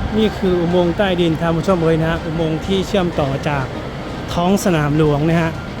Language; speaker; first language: Thai; native; Thai